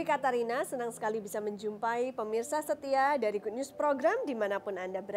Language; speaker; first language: Indonesian; native; Indonesian